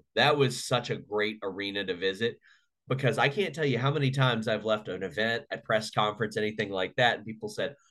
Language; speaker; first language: English; native; English